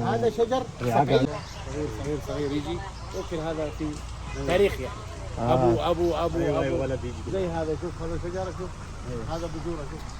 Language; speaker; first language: Arabic; non-native, learner; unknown